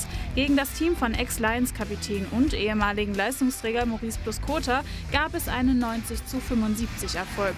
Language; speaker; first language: German; native; German